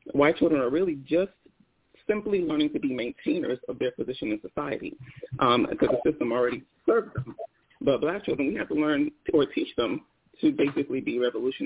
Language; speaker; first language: English; non-native, local second language; Igbo